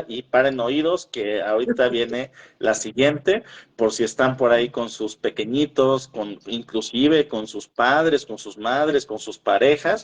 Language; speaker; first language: Spanish; native; Spanish